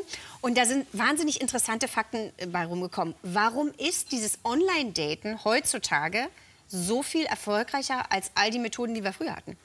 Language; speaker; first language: German; native; German